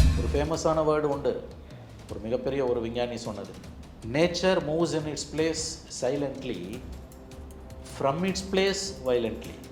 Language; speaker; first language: Tamil; native; Tamil